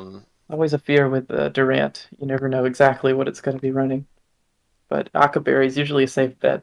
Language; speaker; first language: English; native; English